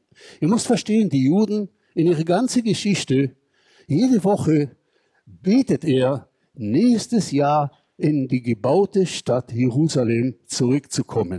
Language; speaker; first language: German; non-native, fluent; Hebrew